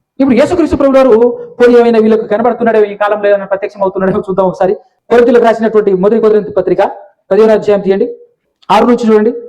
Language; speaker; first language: Telugu; non-native, local second language; Lambadi